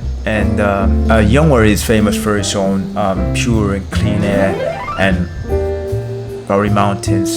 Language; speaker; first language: English; non-native, learner; Korean